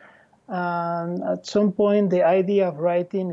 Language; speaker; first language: English; non-native, fluent; Spanish